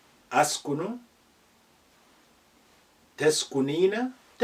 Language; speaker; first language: Arabic; non-native, fluent; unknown